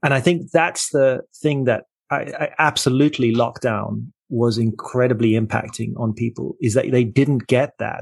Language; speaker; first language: English; native; English